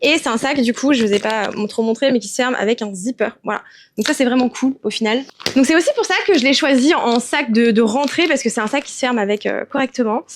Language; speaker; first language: French; native; French